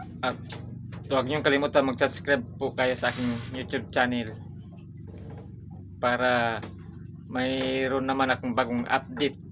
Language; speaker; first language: Filipino; non-native, local second language; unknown